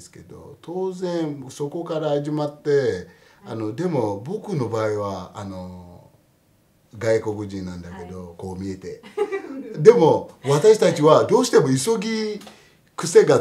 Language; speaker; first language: Japanese; non-native, fluent; Yoruba